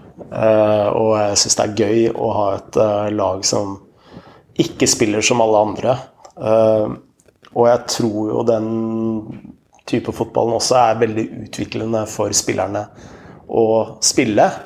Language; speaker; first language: Norwegian; native; Norwegian